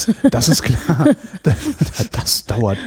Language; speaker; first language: German; native; German